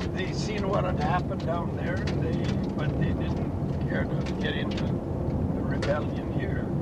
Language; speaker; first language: English; native; English